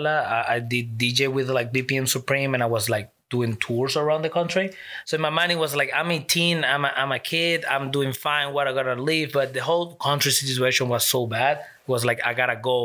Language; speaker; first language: English; non-native, fluent; Spanish